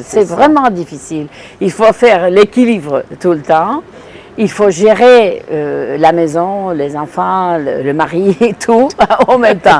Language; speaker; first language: French; non-native, fluent; Spanish